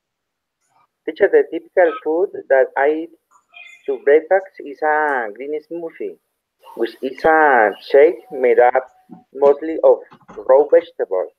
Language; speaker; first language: English; non-native, learner; Spanish